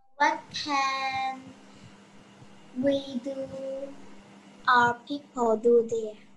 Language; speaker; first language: English; non-native, learner; Vietnamese